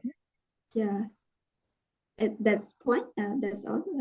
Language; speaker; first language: English; non-native, learner; Khmer